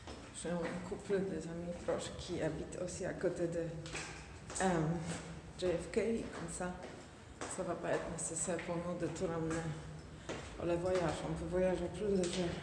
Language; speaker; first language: French; non-native, fluent; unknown